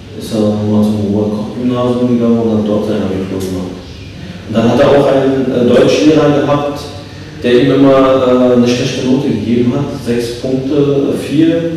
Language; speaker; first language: German; early bilingual, other home language; Turkish